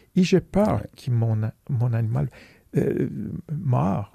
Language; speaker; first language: French; non-native, fluent; Portuguese